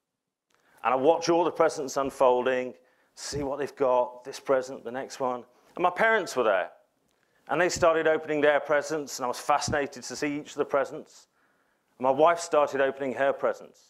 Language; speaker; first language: English; native; English